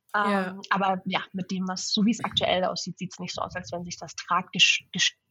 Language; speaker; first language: German; native; German